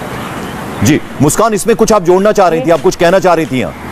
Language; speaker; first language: Hindi; native; Hindi